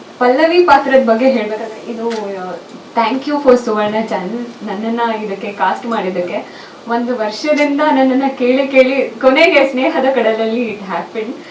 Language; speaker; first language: Kannada; native; Kannada